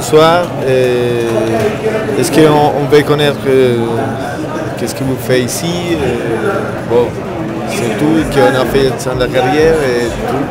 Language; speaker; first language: French; non-native, learner; Spanish